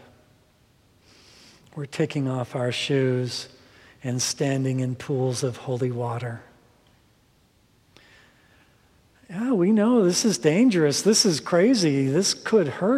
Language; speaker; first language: English; native; English